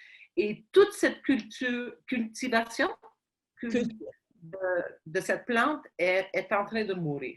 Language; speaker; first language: French; non-native, fluent; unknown